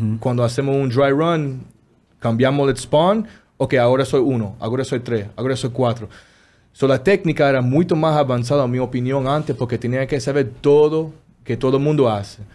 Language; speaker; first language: Spanish; non-native, learner; Portuguese